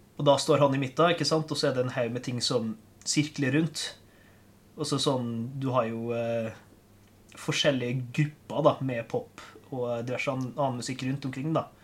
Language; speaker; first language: Norwegian; native; Norwegian